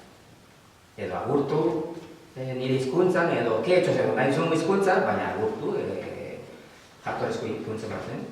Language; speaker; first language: Basque; non-native, learner; Spanish